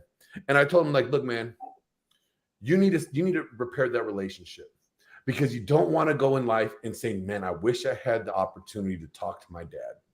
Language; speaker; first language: English; native; English